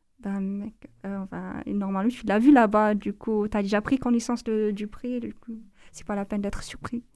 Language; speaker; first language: French; non-native, fluent; Amharic